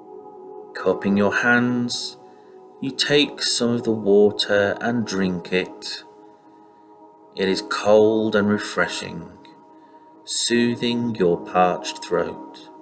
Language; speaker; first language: English; native; English